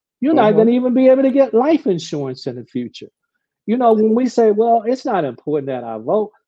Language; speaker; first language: English; native; English